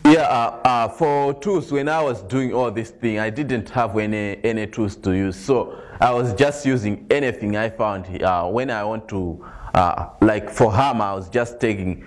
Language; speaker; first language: English; non-native, local second language; Nyanja